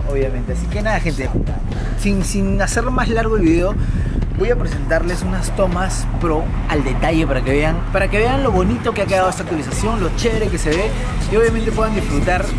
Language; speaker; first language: Spanish; native; Spanish